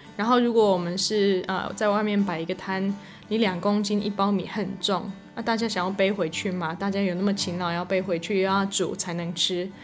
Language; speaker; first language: Chinese; non-native, fluent; English